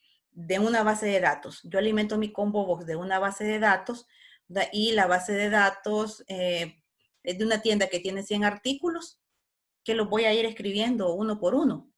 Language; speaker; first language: Spanish; native; Spanish